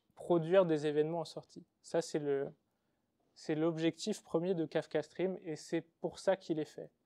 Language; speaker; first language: French; native; French